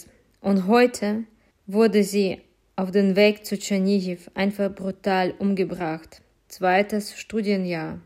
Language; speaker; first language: German; non-native, fluent; Ukrainian